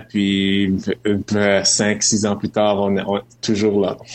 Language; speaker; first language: French; native; French